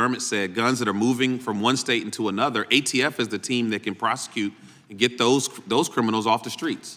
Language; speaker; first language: English; native; English